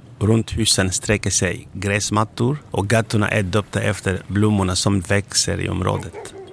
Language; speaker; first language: Swedish; non-native, fluent; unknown